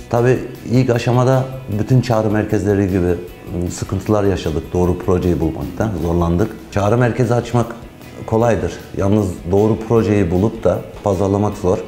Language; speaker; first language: Turkish; early bilingual, heritage; Turkish